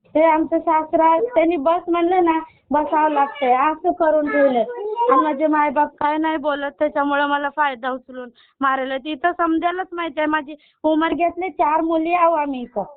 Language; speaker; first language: Marathi; native; Marathi